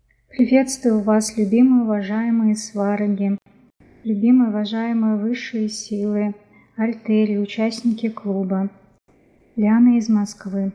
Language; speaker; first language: Russian; native; Russian